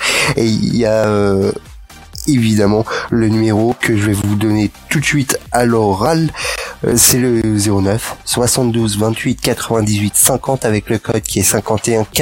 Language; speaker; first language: French; native; French